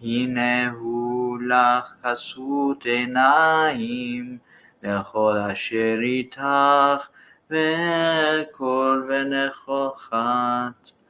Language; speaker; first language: Hebrew; non-native, learner; English